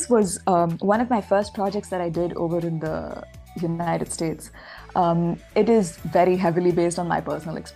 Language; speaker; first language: English; non-native, local second language; Tamil